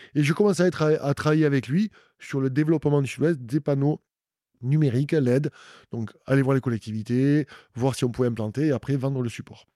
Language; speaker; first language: French; native; French